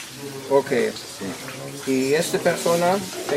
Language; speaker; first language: Spanish; non-native, learner; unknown